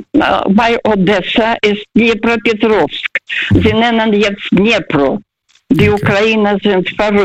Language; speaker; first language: German; early bilingual, heritage; Russian